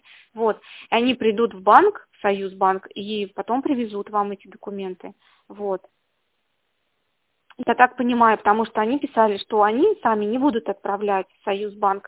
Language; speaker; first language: Russian; native; Russian